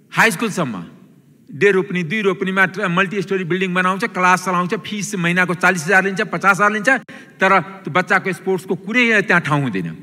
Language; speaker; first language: Nepali; non-native, local second language; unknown